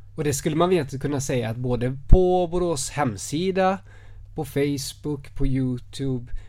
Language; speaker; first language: Swedish; native; Swedish